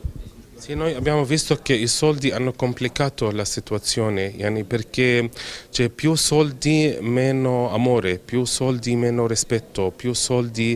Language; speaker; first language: Italian; non-native, fluent; Arabic